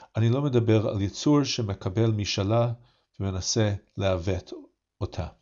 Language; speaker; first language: Hebrew; non-native, fluent; English